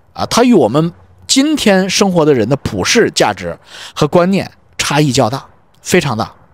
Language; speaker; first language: Chinese; native; Chinese